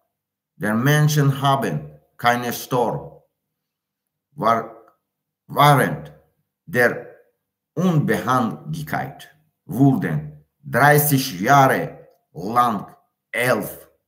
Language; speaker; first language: German; non-native, learner; Tajik